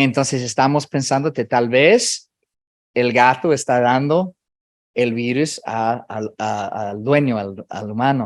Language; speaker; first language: Spanish; non-native, fluent; English